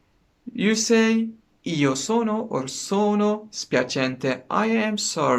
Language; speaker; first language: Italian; non-native, learner; Persian